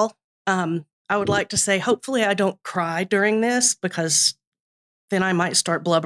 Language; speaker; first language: English; native; English